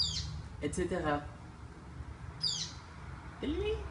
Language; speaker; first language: French; non-native, learner; Spanish